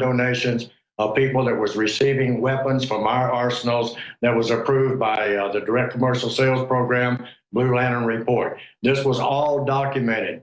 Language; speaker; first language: English; native; English